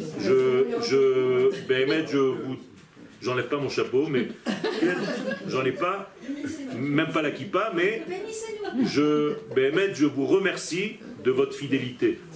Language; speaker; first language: French; non-native, fluent; Hebrew